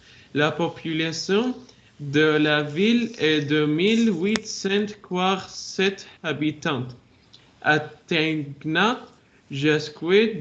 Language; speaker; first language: French; non-native, learner; Arabic